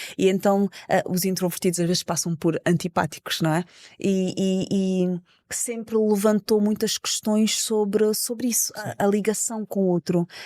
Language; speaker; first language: Portuguese; native; Portuguese